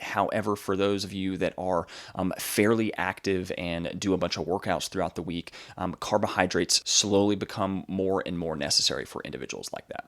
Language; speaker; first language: English; native; English